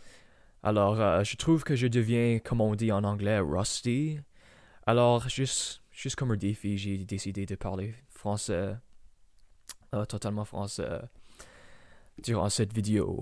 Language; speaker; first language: French; non-native, local second language; English